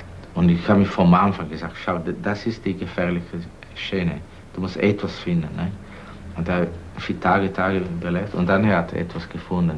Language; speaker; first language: German; non-native, fluent; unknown